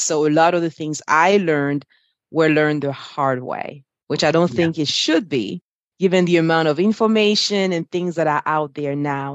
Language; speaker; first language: English; non-native, fluent; French